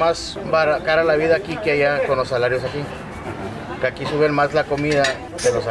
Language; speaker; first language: Spanish; native; Spanish